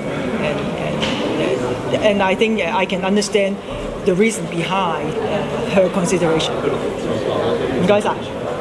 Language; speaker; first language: English; non-native, local second language; Cantonese